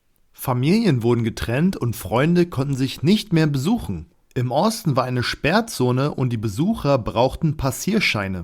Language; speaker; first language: German; native; German